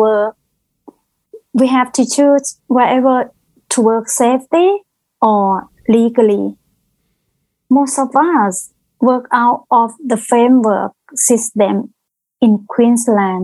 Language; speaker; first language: English; non-native, learner; Thai